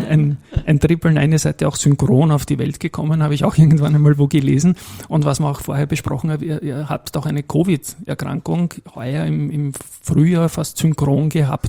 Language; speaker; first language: German; native; German